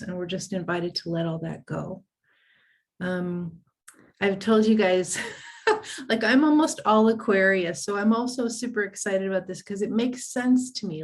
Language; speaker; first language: English; native; English